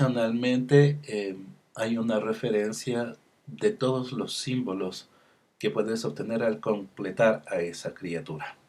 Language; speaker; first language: Spanish; native; Spanish